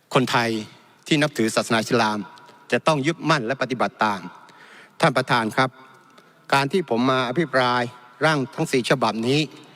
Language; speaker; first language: Thai; non-native, local second language; Malay